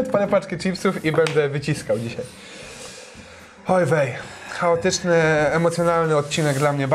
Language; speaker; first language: Polish; native; Polish